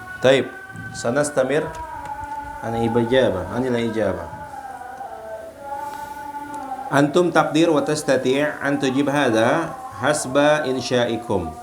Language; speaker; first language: Arabic; non-native, fluent; Indonesian